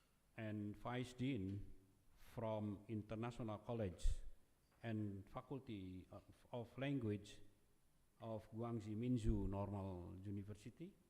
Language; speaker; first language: English; non-native, fluent; Indonesian